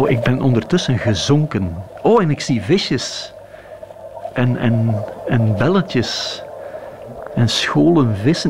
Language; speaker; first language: Dutch; native; Dutch